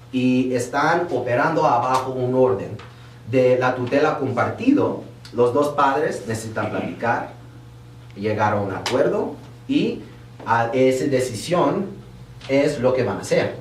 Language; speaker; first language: Spanish; early bilingual, heritage; Spanish